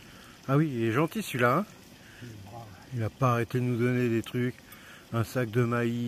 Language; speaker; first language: French; native; French